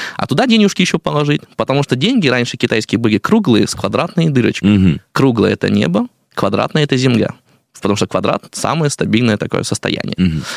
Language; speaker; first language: Russian; non-native, fluent; Chinese